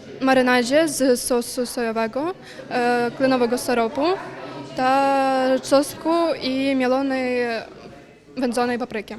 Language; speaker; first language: Polish; non-native, learner; Ukrainian